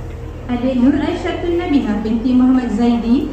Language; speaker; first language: Malay; native; Malay